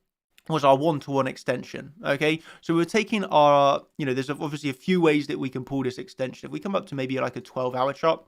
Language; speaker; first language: English; native; English